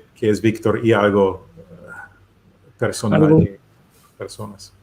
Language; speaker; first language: Spanish; non-native, learner; German